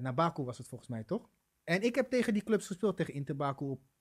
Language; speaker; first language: Dutch; native; Dutch